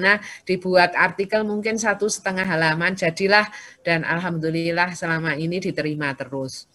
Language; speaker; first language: Indonesian; native; Indonesian